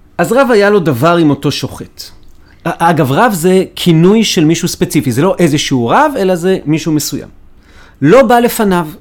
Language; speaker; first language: Hebrew; native; Hebrew